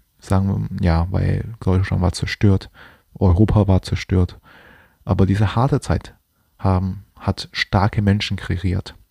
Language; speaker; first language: German; non-native, fluent; Chinese